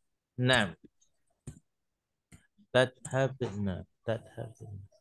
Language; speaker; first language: Arabic; non-native, fluent; Indonesian